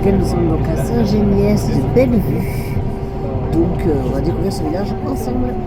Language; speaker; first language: French; native; French